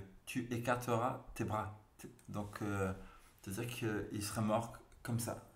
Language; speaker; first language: French; native; French